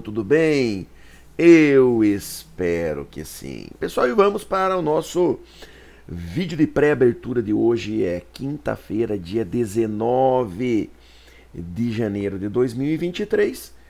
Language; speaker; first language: Portuguese; native; Portuguese